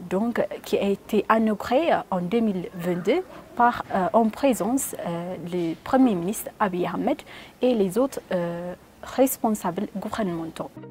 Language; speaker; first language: French; non-native, learner; Amharic